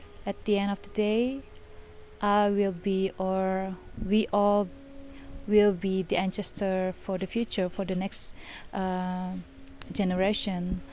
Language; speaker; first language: English; non-native, fluent; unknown